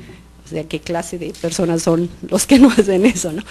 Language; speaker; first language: Spanish; native; Spanish